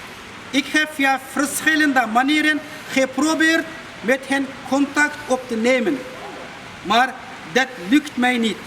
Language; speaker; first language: Dutch; non-native, fluent; Uyghur